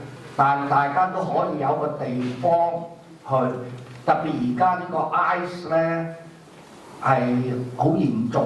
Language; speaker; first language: Cantonese; native; Cantonese